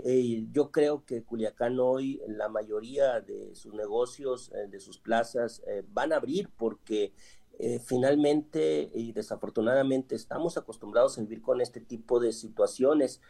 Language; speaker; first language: Spanish; native; Spanish